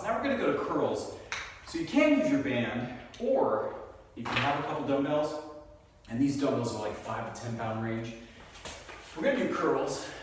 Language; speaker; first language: English; native; English